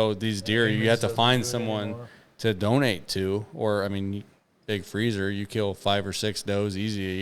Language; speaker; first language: English; native; English